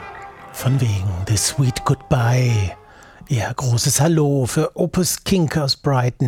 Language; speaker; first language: German; native; German